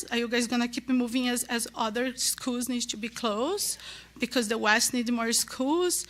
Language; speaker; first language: English; non-native, learner; Portuguese